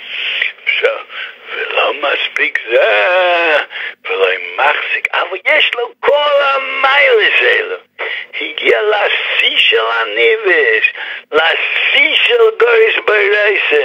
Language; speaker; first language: Hebrew; non-native, fluent; English